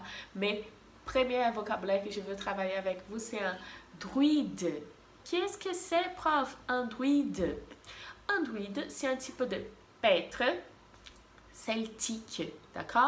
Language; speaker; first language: French; non-native, fluent; Portuguese